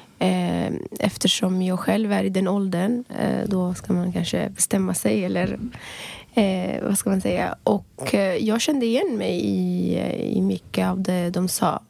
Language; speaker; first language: Swedish; non-native, fluent; Arabic